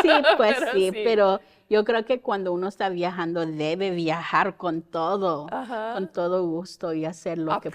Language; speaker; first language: Spanish; early bilingual, heritage; Spanish